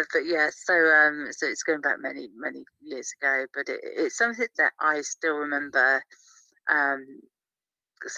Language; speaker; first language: English; native; English